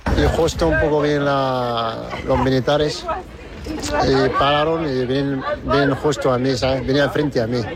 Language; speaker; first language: Spanish; non-native, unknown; Arabic